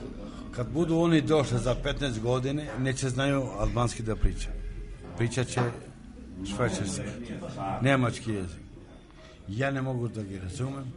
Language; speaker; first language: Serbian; non-native, local second language; Albanian